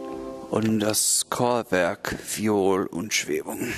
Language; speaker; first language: German; non-native, learner; English